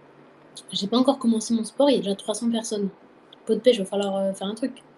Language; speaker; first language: French; native; French